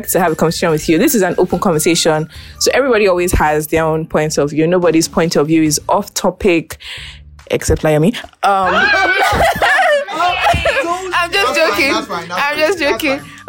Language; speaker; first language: English; non-native, local second language; Yoruba